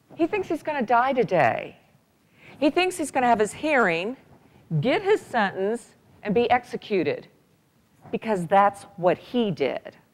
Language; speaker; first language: English; native; English